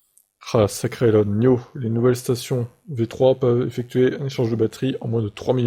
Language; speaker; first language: French; native; French